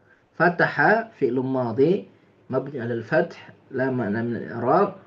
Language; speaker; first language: Arabic; non-native, fluent; Indonesian